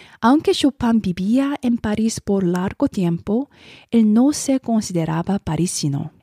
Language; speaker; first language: Spanish; non-native, learner; Korean